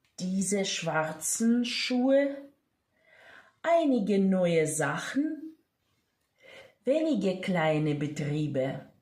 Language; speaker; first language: German; non-native, fluent; Ukrainian